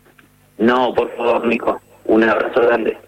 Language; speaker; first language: Spanish; native; Spanish